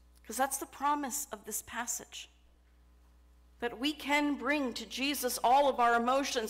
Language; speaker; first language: English; native; English